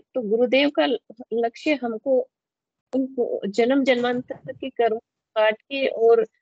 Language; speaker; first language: Hindi; native; Hindi